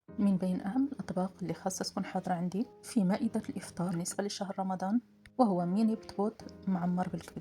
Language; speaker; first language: Arabic; native; Arabic